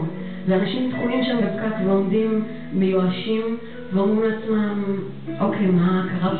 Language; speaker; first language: Hebrew; native; Hebrew